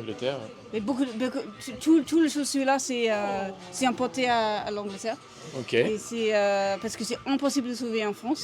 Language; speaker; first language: French; non-native, learner; English